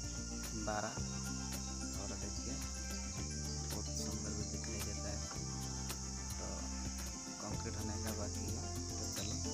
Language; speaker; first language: Hindi; non-native, local second language; Odia